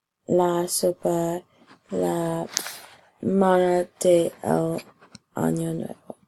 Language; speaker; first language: Spanish; non-native, learner; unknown